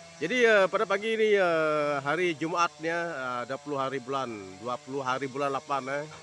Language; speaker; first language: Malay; non-native, local second language; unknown